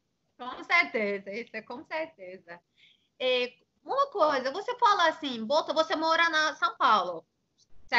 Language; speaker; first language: Portuguese; non-native, fluent; Turkish